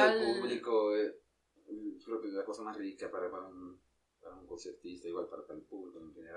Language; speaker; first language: Spanish; native; Spanish